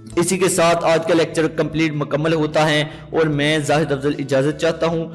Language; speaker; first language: Urdu; non-native, local second language; Punjabi